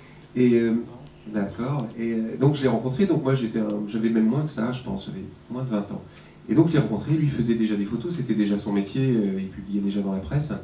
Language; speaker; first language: French; native; French